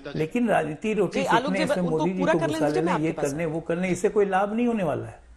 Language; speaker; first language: Hindi; native; Hindi